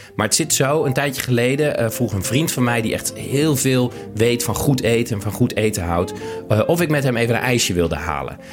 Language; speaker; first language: Dutch; native; Dutch